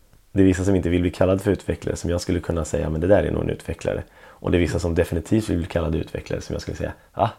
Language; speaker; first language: Swedish; native; Swedish